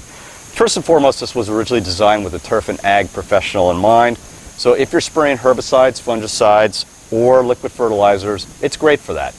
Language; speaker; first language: English; native; English